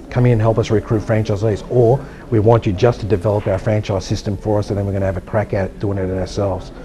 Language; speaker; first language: English; native; English